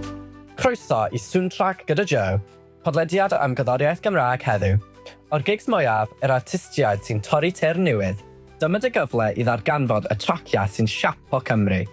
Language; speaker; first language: Welsh; non-native, fluent; English